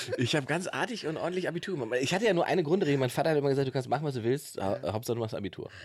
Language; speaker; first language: German; native; German